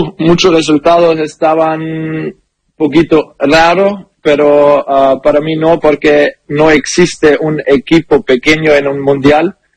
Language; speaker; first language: Spanish; non-native, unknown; German